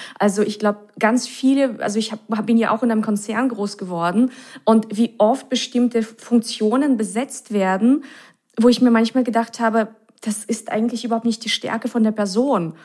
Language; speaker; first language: German; native; German